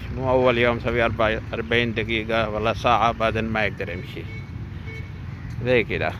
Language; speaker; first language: Arabic; non-native, learner; Urdu